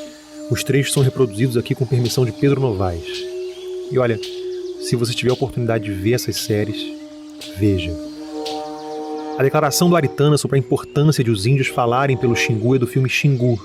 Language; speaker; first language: Portuguese; native; Portuguese